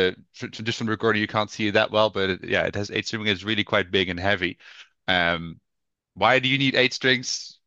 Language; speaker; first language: English; non-native, fluent; Dutch